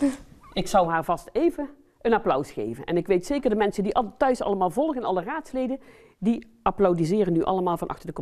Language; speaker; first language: Dutch; native; Dutch